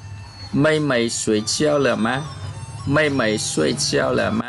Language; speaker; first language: Chinese; non-native, fluent; Khmer